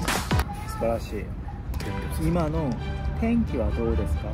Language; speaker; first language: Japanese; non-native, fluent; Korean